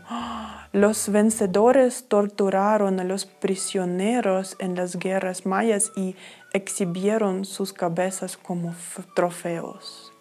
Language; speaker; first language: Spanish; non-native, fluent; Ukrainian